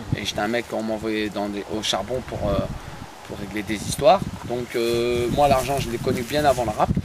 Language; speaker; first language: French; early bilingual, other home language; Arabic